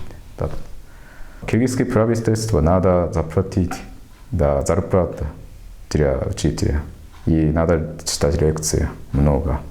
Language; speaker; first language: Russian; non-native, learner; Japanese